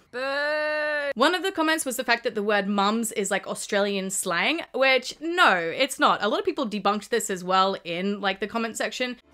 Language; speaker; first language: English; native; English